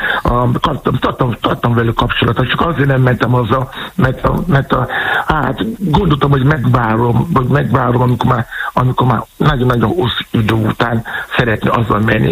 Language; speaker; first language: Hungarian; non-native, fluent; Yoruba